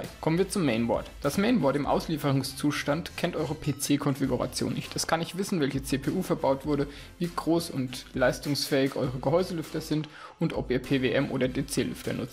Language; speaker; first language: German; native; German